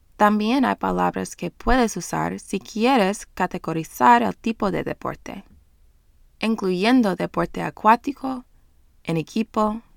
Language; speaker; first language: Spanish; non-native, fluent; English